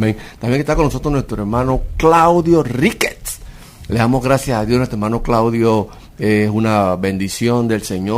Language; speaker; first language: Spanish; native; Spanish